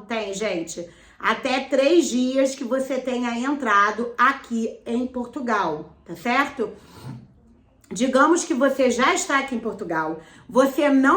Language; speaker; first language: Portuguese; native; Portuguese